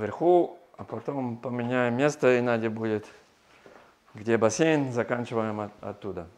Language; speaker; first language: Russian; non-native, learner; English